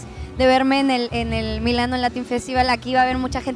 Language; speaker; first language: Spanish; native; Spanish